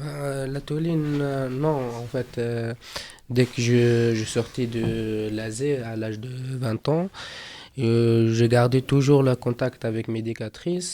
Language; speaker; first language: French; non-native, fluent; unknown